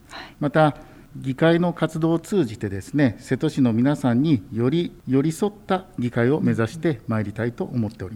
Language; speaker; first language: Japanese; native; Japanese